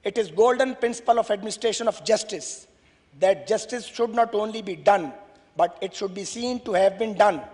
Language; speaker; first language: English; non-native, local second language; Urdu